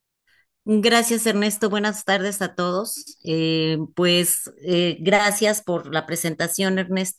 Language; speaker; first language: Spanish; native; Spanish